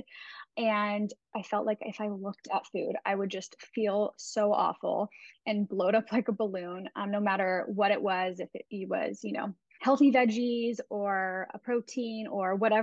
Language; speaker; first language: English; native; English